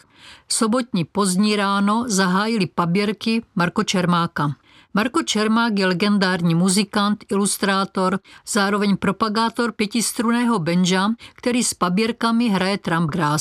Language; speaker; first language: Czech; native; Czech